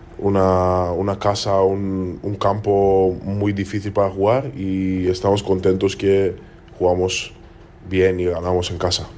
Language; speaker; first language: Spanish; non-native, learner; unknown